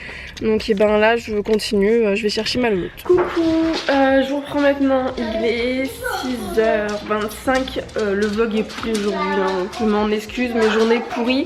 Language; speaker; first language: French; native; French